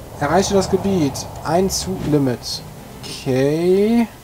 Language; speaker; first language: German; native; German